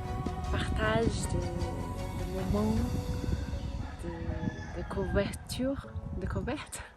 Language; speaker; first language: French; non-native, learner; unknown